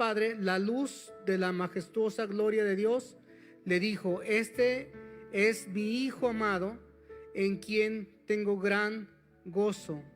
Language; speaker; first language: Spanish; native; Spanish